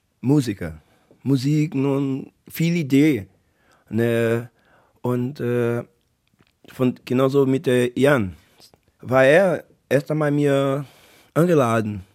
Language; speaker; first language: German; non-native, learner; Portuguese